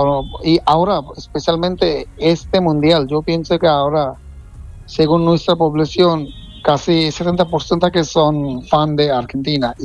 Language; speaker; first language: Spanish; non-native, fluent; Bangla